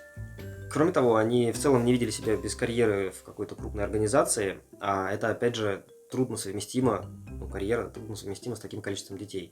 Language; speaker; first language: Russian; native; Russian